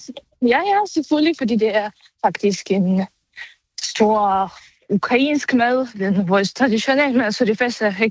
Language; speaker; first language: Danish; non-native, fluent; Ukrainian